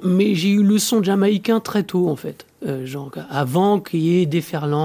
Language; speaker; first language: French; native; French